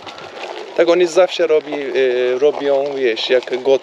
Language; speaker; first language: Polish; non-native, learner; Turkish